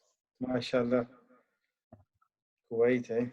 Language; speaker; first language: Arabic; non-native, learner; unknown